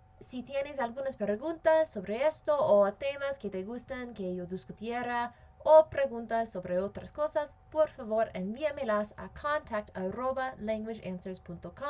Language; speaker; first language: Spanish; non-native, fluent; English